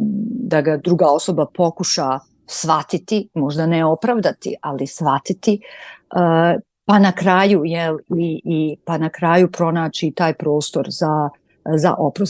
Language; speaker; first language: Croatian; native; Croatian